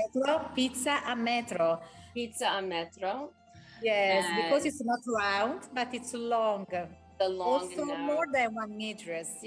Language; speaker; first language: English; non-native, local second language; Italian